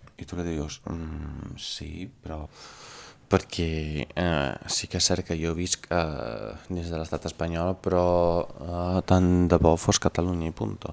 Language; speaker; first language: Catalan; non-native, fluent; Italian